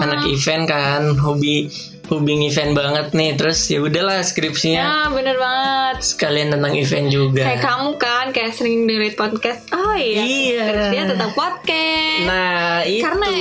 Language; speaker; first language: Indonesian; native; Indonesian